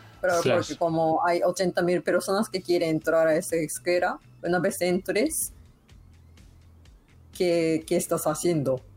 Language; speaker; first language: Spanish; non-native, learner; Japanese